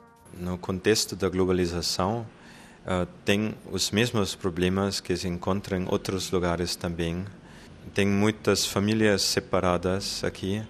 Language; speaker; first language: Portuguese; non-native, fluent; German